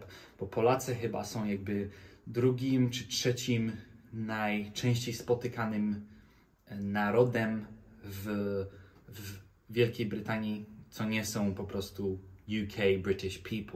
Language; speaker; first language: Polish; early bilingual, heritage; Polish